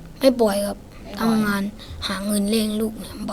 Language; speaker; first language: Thai; non-native, learner; Shan